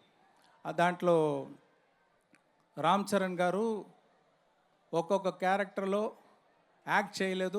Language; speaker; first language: Telugu; non-native, local second language; Tamil